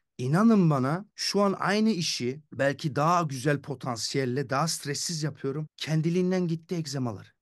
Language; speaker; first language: Turkish; early bilingual, heritage; Turkish